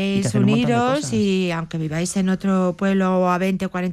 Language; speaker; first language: Spanish; native; Spanish